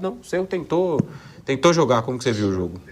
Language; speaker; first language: Portuguese; native; Portuguese